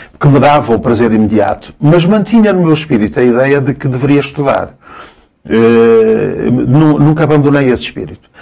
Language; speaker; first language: Portuguese; early bilingual, other home language; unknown